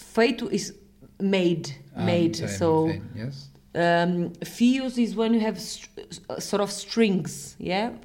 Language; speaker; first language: English; non-native, fluent; Portuguese